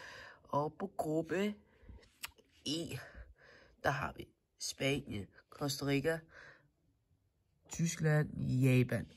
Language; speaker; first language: Danish; non-native, learner; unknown